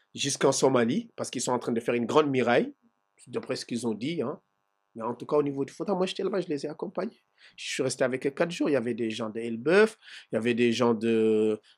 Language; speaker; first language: French; non-native, local second language; Fula